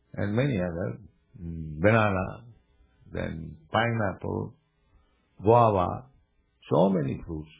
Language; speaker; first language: English; non-native, local second language; Bangla